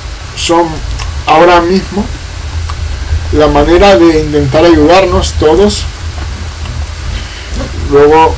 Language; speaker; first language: Spanish; native; Spanish